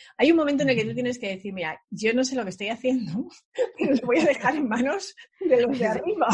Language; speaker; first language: Spanish; early bilingual, other home language; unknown